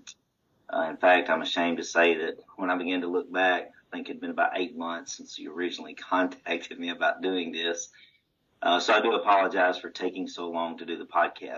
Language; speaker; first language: English; native; English